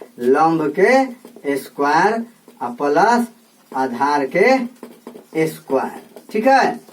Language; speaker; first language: Hindi; native; Hindi